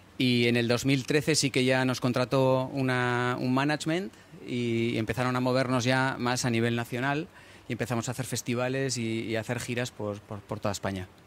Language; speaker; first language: Spanish; early bilingual, other home language; English